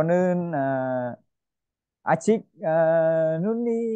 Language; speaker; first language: Korean; non-native, learner; Vietnamese